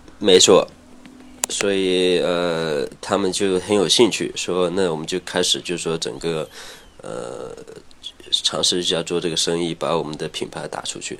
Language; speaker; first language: Chinese; native; Chinese